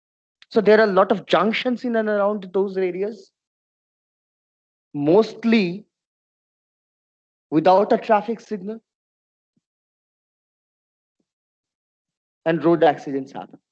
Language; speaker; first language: English; non-native, local second language; Bangla